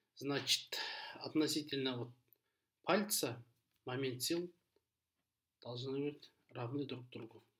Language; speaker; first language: Russian; non-native, local second language; Kazakh